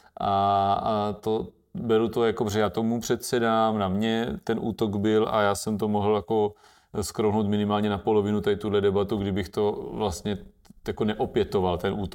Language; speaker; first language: Czech; native; Czech